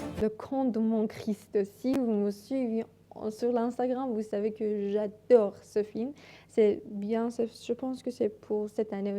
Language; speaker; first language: French; non-native, learner; Persian